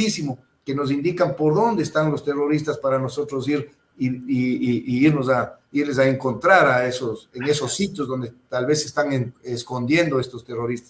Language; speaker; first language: Spanish; native; Spanish